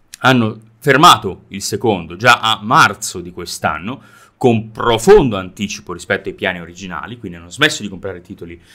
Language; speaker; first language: Italian; native; Italian